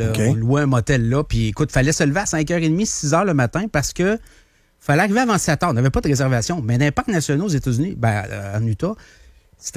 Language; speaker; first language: French; native; French